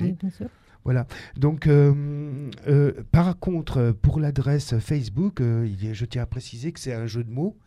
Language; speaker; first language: French; native; French